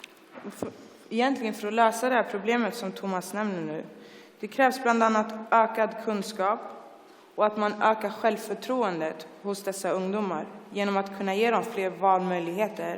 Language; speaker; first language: Swedish; early bilingual, other home language; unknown